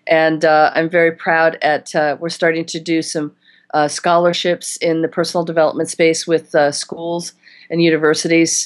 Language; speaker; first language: English; native; English